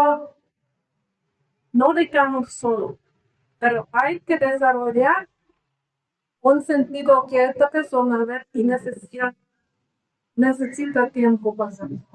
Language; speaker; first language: Spanish; non-native, learner; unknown